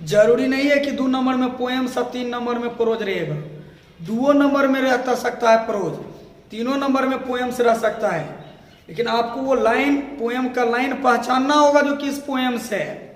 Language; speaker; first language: Hindi; native; Hindi